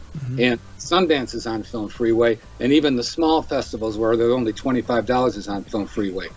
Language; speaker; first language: English; native; English